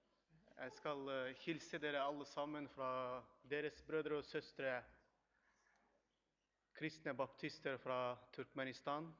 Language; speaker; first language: Swedish; non-native, learner; Turkmen